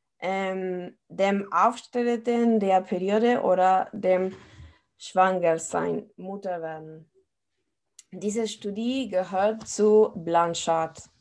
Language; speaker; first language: German; non-native, fluent; Spanish